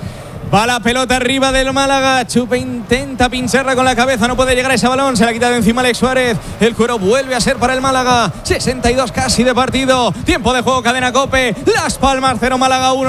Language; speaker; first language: Spanish; native; Spanish